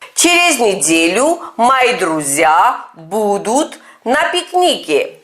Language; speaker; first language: Russian; non-native, fluent; Turkish